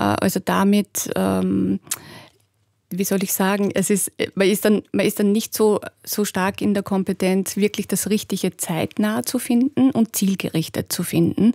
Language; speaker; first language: German; native; German